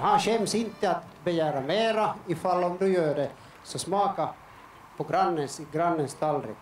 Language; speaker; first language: Swedish; native; Swedish